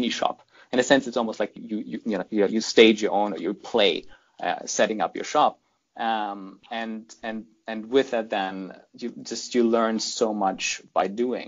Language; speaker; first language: English; non-native, fluent; German